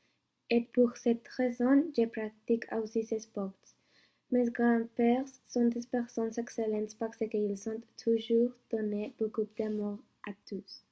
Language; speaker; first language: French; non-native, learner; Spanish